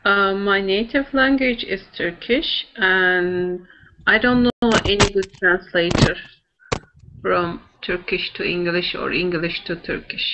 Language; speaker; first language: English; non-native, learner; Turkish